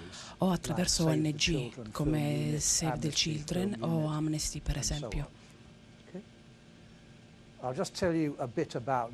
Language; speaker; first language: Italian; native; Italian